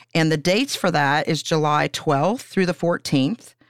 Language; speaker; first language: English; native; English